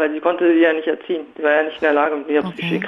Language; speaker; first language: German; native; German